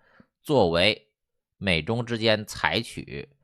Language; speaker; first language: Chinese; native; Chinese